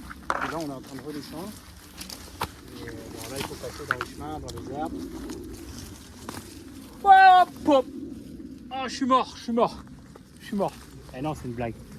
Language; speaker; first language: French; native; French